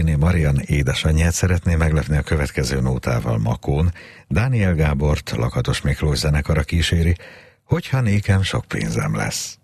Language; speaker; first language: Hungarian; native; Hungarian